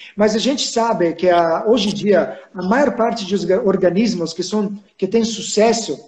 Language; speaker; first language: Portuguese; non-native, fluent; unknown